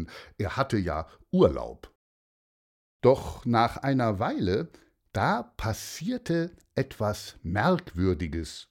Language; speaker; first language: German; native; German